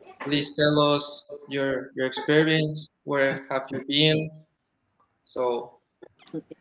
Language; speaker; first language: English; non-native, fluent; Spanish